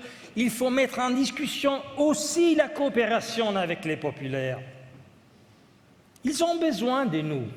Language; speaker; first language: French; non-native, fluent; Italian